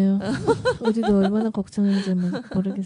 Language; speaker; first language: Korean; non-native, learner; Russian